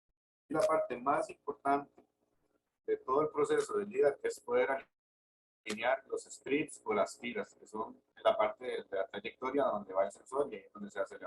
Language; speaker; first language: Spanish; native; Spanish